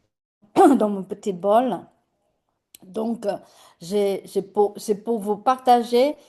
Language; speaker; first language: French; non-native, fluent; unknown